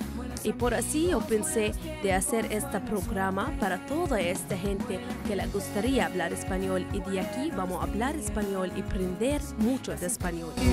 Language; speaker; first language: Spanish; non-native, fluent; Arabic